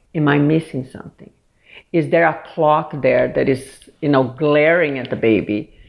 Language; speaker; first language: English; non-native, fluent; Portuguese